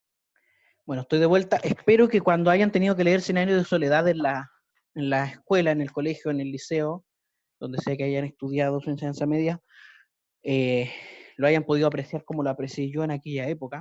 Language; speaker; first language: Spanish; native; Spanish